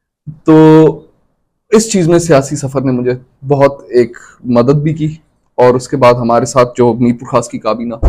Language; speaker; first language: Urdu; non-native, local second language; Sindhi